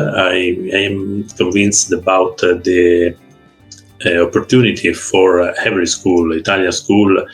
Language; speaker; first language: English; non-native, learner; Italian